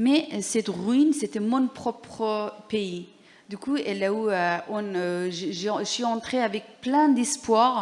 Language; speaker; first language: French; non-native, learner; Persian